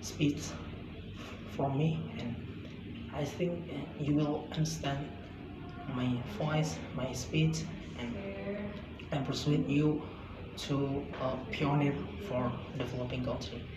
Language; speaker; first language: English; non-native, learner; Indonesian